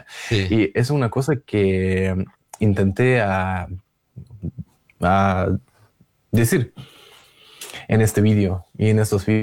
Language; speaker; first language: Spanish; non-native, fluent; Russian